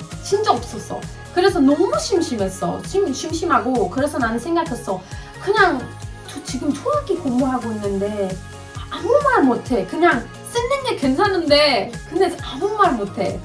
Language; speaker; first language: Korean; non-native, fluent; Persian